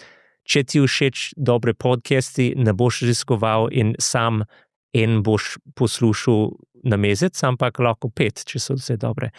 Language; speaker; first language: Slovenian; non-native, fluent; English